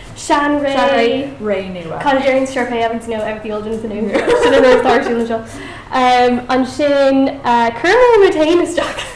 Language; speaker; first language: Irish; non-native, local second language; English